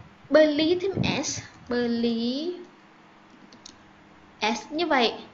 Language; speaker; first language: English; non-native, fluent; Vietnamese